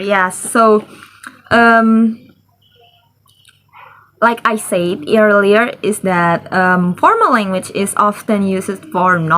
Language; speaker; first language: English; non-native, learner; Indonesian